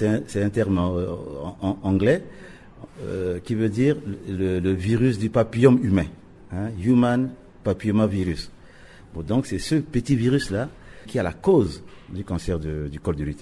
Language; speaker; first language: French; non-native, local second language; Sango